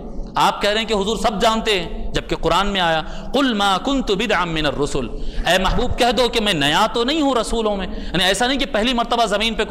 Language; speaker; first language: Urdu; native; Urdu